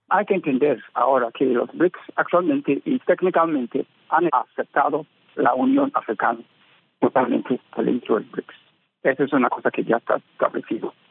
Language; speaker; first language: Spanish; non-native, fluent; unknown